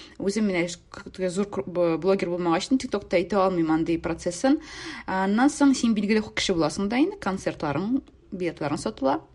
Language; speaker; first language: Tatar; native; Tatar